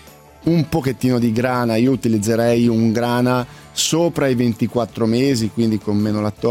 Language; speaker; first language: Italian; native; Italian